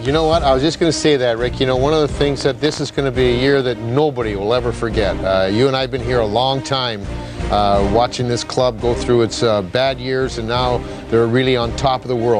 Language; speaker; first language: English; native; English